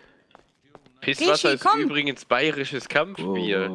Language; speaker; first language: German; native; German